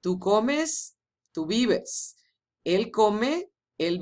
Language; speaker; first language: Spanish; non-native, fluent; English